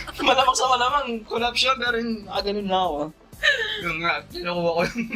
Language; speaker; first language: Filipino; native; Filipino